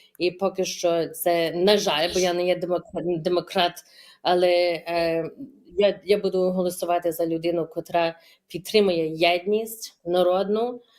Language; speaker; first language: Ukrainian; early bilingual, heritage; Ukrainian